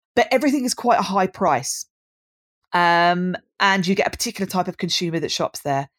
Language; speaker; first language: English; native; English